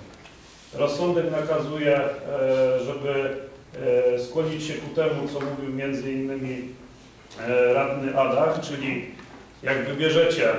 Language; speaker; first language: Polish; native; Polish